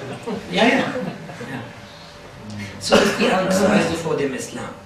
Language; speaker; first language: German; non-native, fluent; Arabic